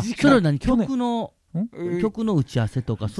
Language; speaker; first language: Japanese; native; Japanese